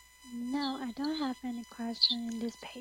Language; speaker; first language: English; non-native, learner; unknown